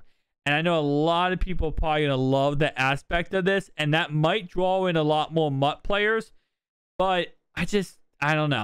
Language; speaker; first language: English; native; English